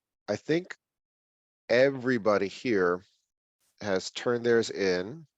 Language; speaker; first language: English; native; English